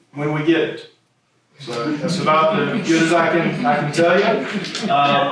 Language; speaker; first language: English; native; English